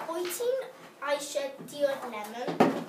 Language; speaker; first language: Welsh; non-native, learner; English